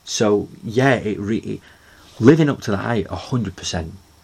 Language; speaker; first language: English; native; English